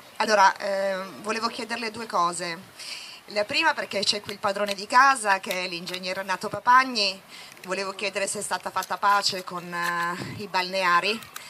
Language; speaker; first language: Italian; native; Italian